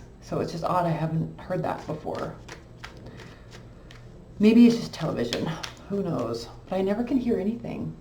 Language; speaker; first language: English; native; English